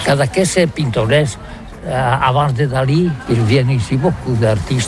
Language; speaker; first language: French; non-native, learner; Catalan